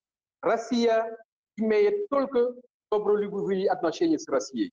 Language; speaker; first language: Russian; non-native, fluent; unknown